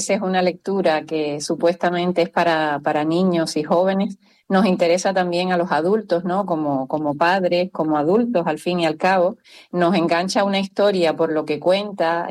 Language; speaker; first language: Spanish; native; Spanish